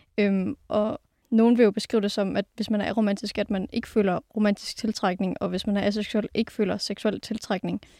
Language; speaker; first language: Danish; native; Danish